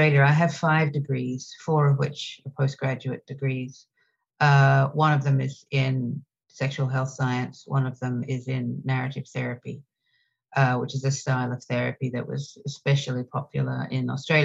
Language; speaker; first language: English; native; English